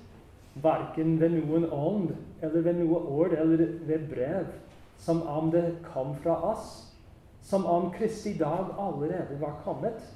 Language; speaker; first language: Norwegian; non-native, fluent; English